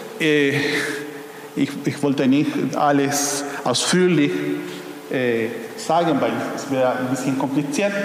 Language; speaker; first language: German; non-native, fluent; Spanish